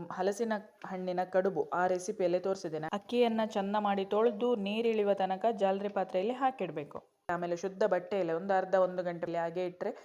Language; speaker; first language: Kannada; non-native, local second language; Konkani